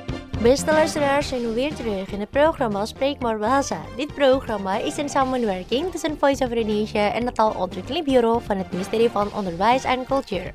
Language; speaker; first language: Dutch; non-native, fluent; Indonesian